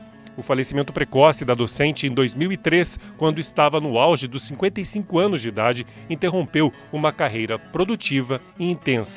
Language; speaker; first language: Portuguese; native; Portuguese